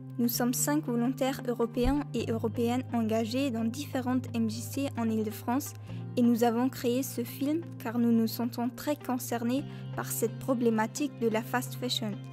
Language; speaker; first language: French; non-native, fluent; German